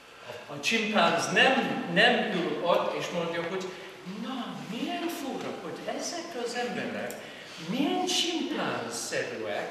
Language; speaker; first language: Hungarian; non-native, fluent; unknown